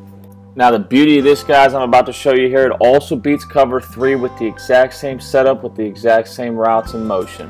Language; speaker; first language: English; native; English